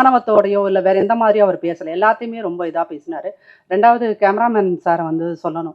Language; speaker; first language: Tamil; native; Tamil